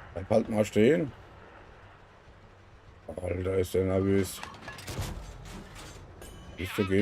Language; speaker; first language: German; native; German